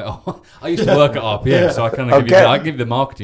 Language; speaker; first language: English; native; English